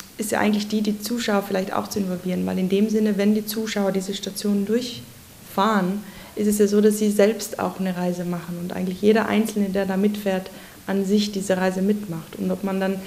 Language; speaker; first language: German; native; German